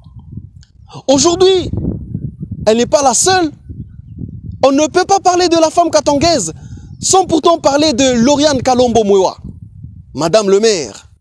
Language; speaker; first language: French; non-native, local second language; Swahili